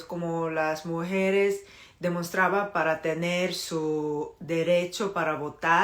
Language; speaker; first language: Spanish; non-native, fluent; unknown